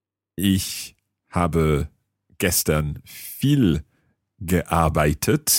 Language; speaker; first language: German; non-native, learner; English